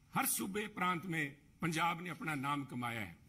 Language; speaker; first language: Hindi; native; Hindi